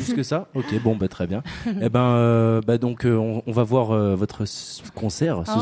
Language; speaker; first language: French; native; French